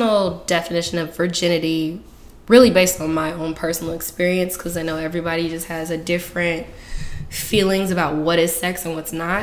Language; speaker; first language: English; native; English